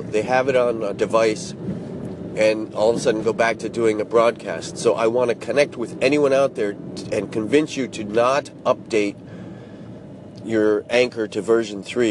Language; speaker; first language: English; native; English